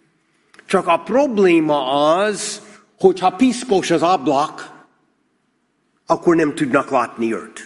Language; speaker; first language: Hungarian; non-native, fluent; English